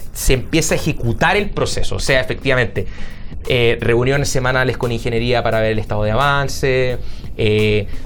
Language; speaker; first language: Spanish; native; Spanish